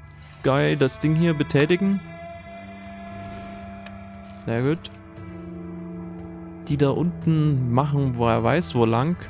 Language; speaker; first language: German; native; German